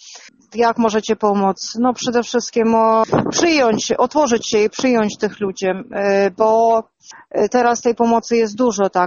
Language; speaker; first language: Polish; non-native, fluent; Russian